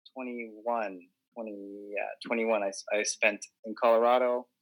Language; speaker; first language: English; native; English